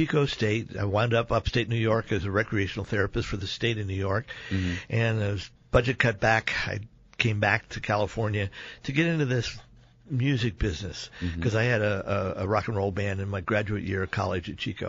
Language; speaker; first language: English; native; English